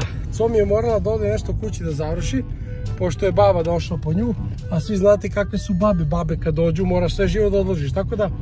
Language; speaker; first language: Croatian; native; Croatian